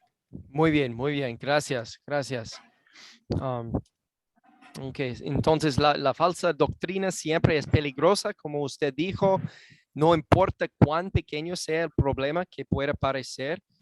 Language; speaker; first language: Spanish; non-native, fluent; English